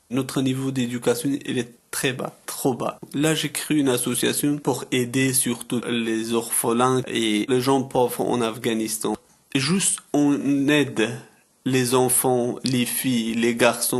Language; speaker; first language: French; non-native, learner; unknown